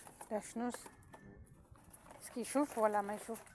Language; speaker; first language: Arabic; non-native, learner; Amharic